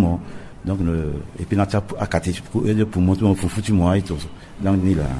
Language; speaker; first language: French; non-native, local second language; Sango